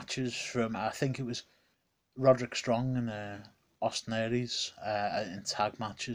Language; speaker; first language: English; native; English